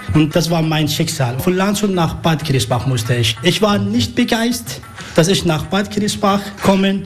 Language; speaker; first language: German; non-native, learner; Arabic